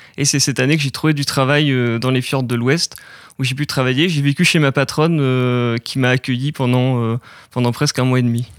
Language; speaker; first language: French; native; French